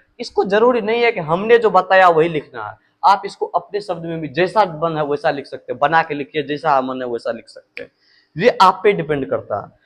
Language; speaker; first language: Hindi; native; Hindi